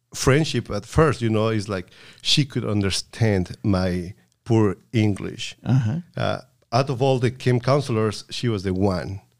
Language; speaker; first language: English; non-native, fluent; Spanish